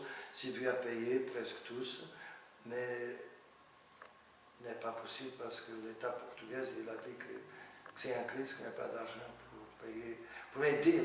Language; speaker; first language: French; non-native, fluent; Portuguese